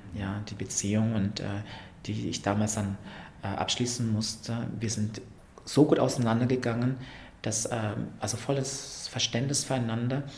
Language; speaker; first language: German; early bilingual, other home language; Vietnamese